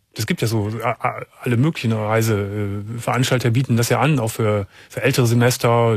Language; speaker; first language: German; native; German